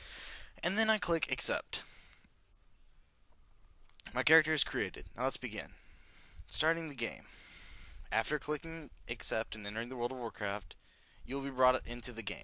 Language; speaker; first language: English; native; English